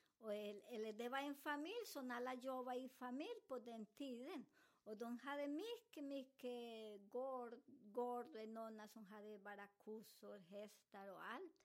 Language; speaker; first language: Swedish; non-native, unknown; Spanish